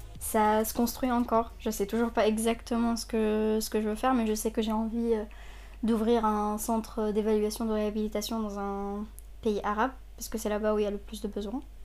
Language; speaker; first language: French; non-native, fluent; Arabic